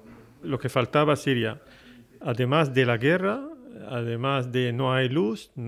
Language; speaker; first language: Spanish; non-native, fluent; Arabic